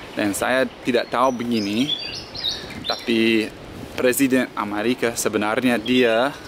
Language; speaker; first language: Indonesian; non-native, fluent; English